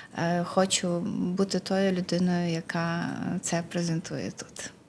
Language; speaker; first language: Ukrainian; native; Ukrainian